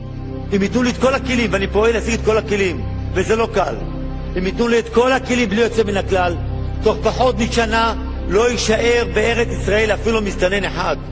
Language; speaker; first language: Hebrew; native; Hebrew